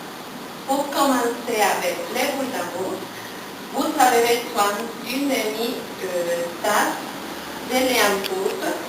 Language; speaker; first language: French; non-native, learner; Spanish